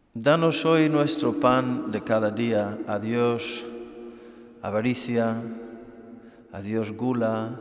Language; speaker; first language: Spanish; non-native, fluent; English